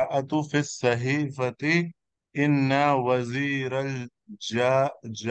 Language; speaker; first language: Arabic; non-native, learner; Urdu